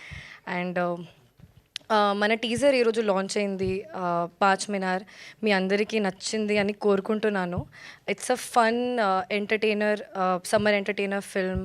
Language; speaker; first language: Telugu; non-native, learner; Hindi